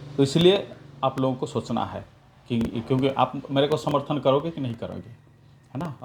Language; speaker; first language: Hindi; non-native, local second language; Odia